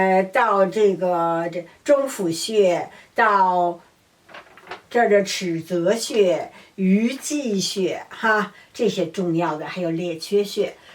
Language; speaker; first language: Chinese; native; Chinese